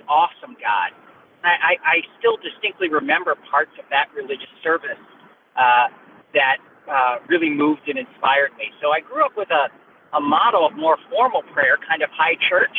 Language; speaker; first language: English; native; English